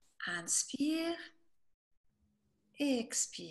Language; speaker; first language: French; non-native, fluent; English